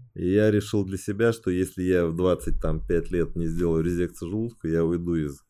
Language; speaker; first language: Russian; early bilingual, other home language; Chinese